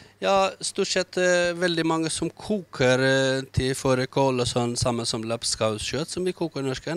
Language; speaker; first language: Norwegian; non-native, learner; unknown